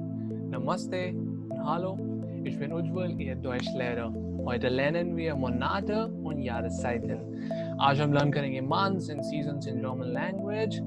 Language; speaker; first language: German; non-native, fluent; Hindi